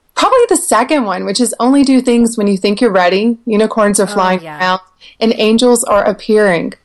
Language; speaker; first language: English; native; English